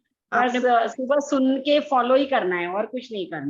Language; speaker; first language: Hindi; native; Hindi